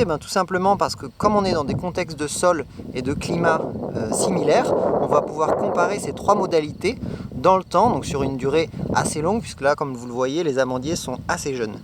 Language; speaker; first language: French; native; French